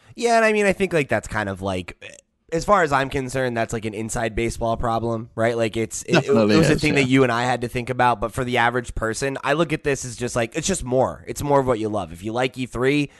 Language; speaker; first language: English; native; English